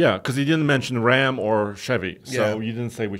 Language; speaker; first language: English; native; English